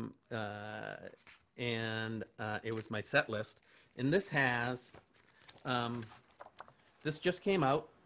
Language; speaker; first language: English; native; English